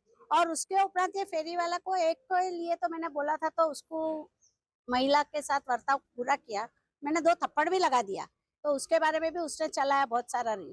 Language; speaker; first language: Hindi; non-native, local second language; Marathi